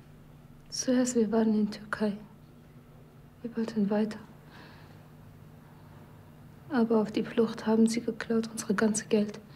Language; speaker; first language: German; non-native, learner; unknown